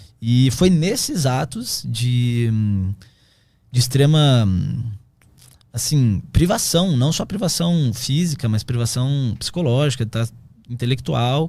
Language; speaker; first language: Portuguese; native; Portuguese